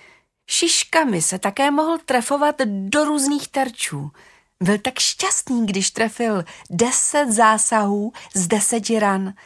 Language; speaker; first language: Czech; native; Czech